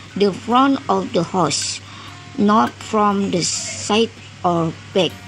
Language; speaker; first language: English; non-native, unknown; Indonesian